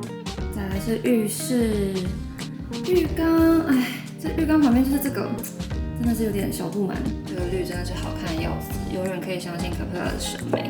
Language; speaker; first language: Chinese; native; Chinese